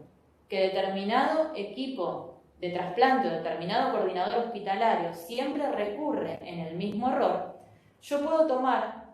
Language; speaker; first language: Spanish; native; Spanish